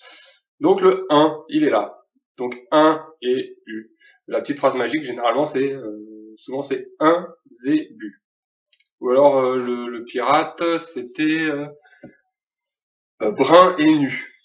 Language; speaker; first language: French; native; French